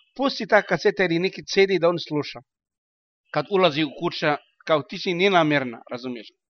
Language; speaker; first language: Bosnian; non-native, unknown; Arabic